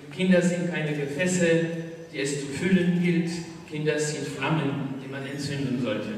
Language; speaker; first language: German; non-native, fluent; French